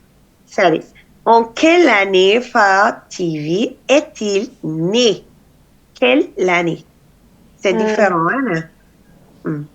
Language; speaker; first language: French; non-native, fluent; Tamil